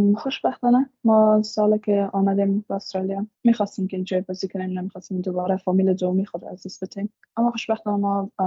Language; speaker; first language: Persian; native; Persian